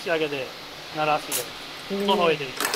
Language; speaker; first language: Japanese; native; Japanese